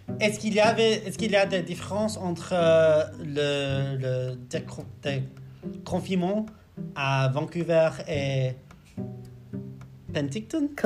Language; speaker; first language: French; non-native, learner; English